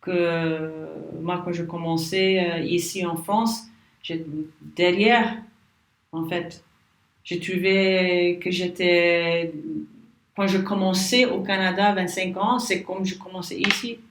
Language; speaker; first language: French; non-native, learner; English